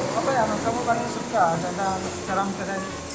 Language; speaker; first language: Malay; non-native, local second language; Cantonese